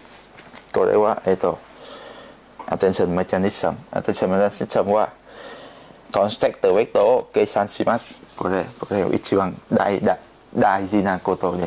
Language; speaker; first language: Japanese; non-native, learner; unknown